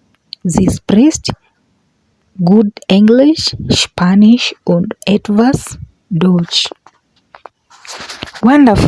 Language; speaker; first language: German; non-native, learner; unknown